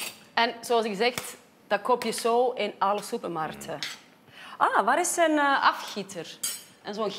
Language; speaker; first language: Dutch; non-native, fluent; Icelandic